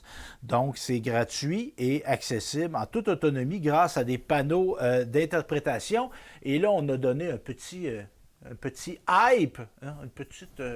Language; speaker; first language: French; native; French